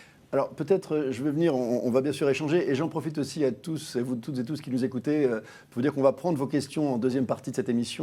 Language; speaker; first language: French; native; French